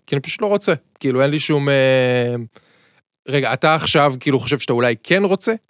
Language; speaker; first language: Hebrew; native; Hebrew